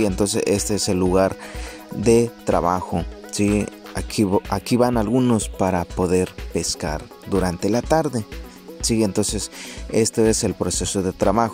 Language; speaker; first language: Spanish; native; Spanish